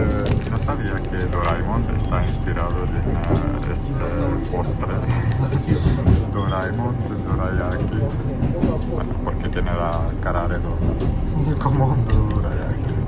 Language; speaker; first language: Spanish; non-native, fluent; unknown